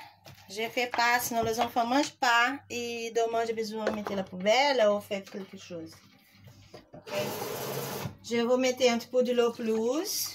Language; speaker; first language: French; non-native, learner; Portuguese